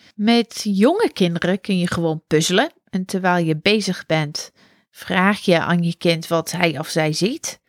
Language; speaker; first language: Dutch; non-native, fluent; English